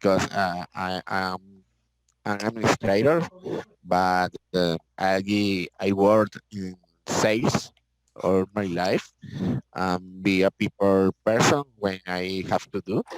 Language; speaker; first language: English; non-native, learner; Spanish